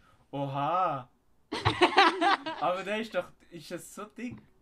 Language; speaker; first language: German; non-native, fluent; Tamil